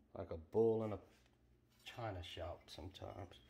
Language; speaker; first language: English; native; English